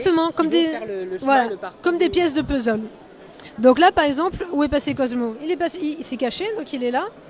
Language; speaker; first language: French; native; French